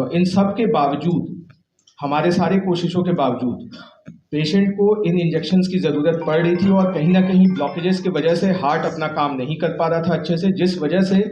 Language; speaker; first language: Hindi; native; Hindi